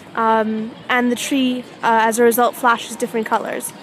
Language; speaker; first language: English; native; English